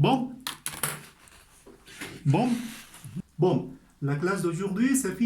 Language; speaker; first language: French; non-native, fluent; Spanish